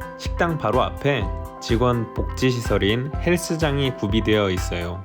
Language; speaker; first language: Korean; native; Korean